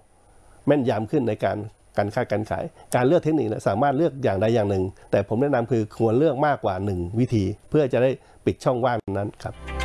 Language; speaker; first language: Thai; native; Thai